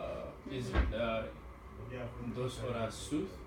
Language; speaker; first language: Spanish; non-native, learner; English